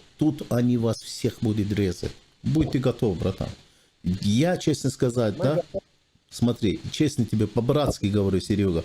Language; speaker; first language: Russian; non-native, fluent; Armenian